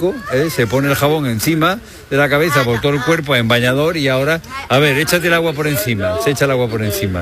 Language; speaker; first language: Spanish; native; Spanish